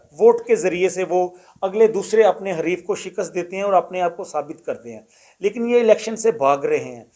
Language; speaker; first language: Urdu; non-native, local second language; Punjabi